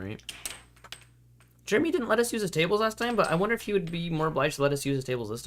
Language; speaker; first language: English; native; English